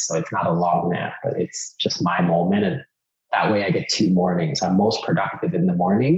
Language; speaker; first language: English; non-native, fluent; Finnish